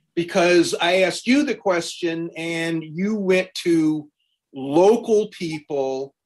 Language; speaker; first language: English; native; English